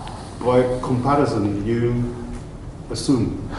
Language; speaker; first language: English; non-native, fluent; Dutch